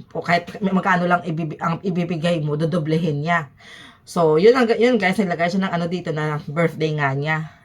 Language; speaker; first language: Filipino; native; Filipino